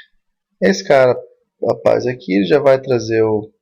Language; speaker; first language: Portuguese; native; Portuguese